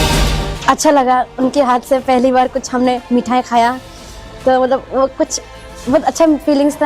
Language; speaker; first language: Hindi; non-native, local second language; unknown